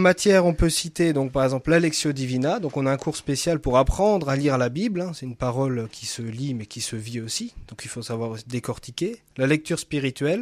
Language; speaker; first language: French; native; French